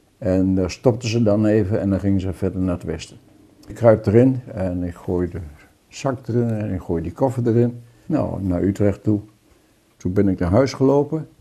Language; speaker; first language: Dutch; native; Dutch